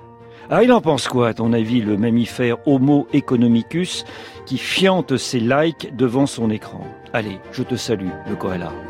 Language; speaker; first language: French; native; French